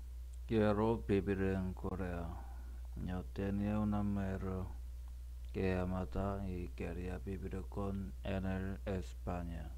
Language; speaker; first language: Spanish; non-native, learner; Korean